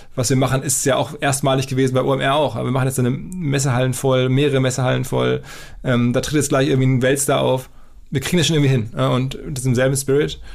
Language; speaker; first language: German; native; German